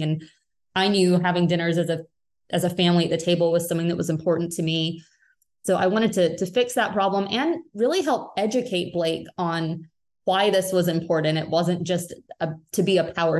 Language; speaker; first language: English; native; English